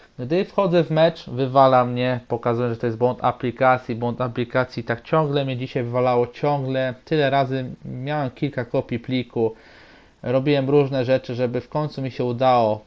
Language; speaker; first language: Polish; native; Polish